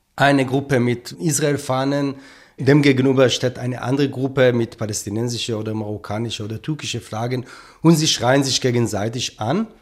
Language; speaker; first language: German; non-native, fluent; Hebrew